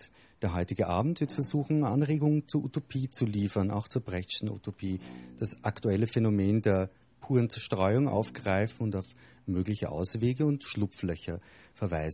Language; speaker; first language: German; native; German